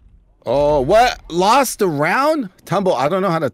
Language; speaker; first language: English; native; English